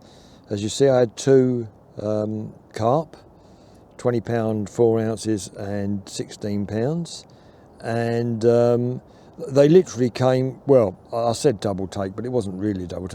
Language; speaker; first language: English; native; English